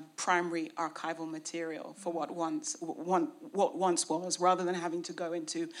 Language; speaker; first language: English; native; English